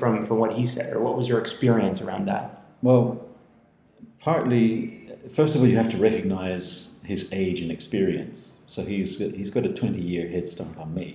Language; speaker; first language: English; native; English